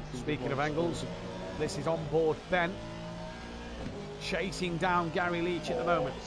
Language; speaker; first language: English; native; English